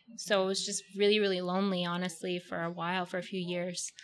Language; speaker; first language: English; early bilingual, other home language; Russian